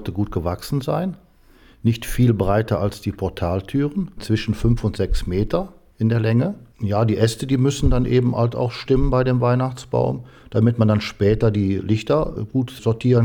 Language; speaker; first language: German; native; German